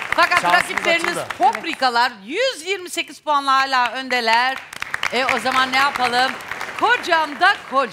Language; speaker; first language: Turkish; native; Turkish